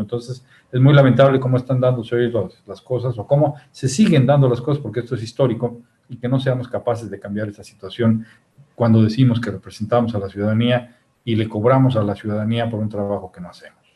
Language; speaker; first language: Spanish; native; Spanish